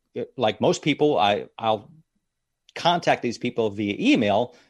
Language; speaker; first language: English; native; English